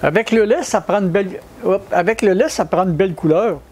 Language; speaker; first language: French; native; French